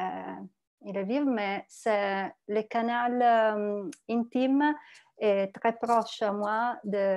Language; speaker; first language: French; non-native, learner; Italian